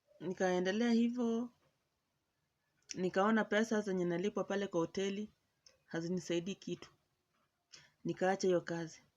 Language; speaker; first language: Swahili; non-native, local second language; Luyia